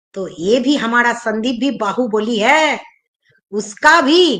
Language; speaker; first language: Hindi; non-native, local second language; Bangla